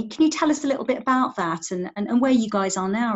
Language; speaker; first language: English; native; English